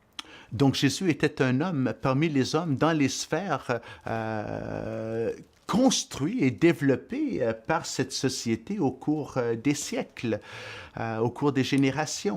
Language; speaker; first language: French; native; French